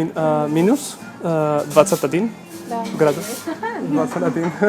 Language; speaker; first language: Russian; non-native, learner; Spanish